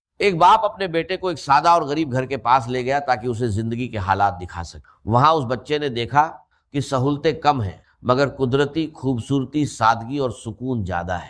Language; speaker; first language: Urdu; native; Urdu